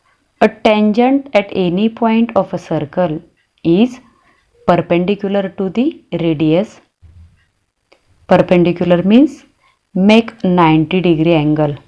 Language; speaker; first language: English; non-native, local second language; Marathi